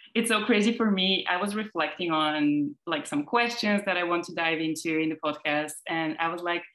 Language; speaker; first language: English; non-native, fluent; Bulgarian